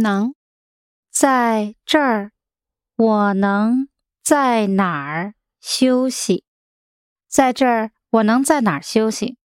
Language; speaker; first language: Chinese; non-native, learner; English